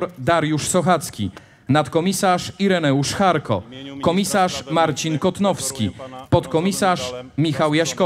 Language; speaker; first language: Polish; native; Polish